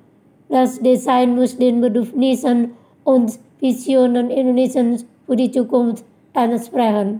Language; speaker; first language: German; non-native, fluent; Indonesian